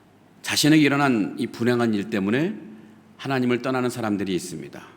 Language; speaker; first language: Korean; native; Korean